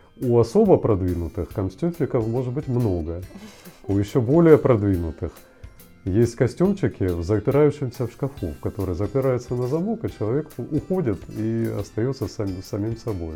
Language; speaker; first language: Russian; native; Russian